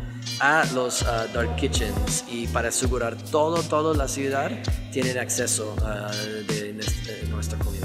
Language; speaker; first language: Spanish; non-native, fluent; English